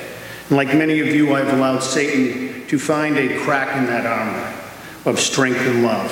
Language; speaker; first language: English; native; English